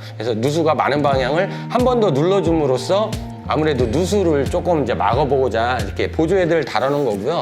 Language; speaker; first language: Korean; native; Korean